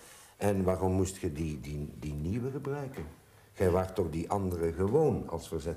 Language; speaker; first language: Dutch; native; Dutch